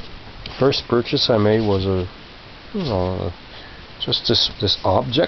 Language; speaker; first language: English; non-native, local second language; French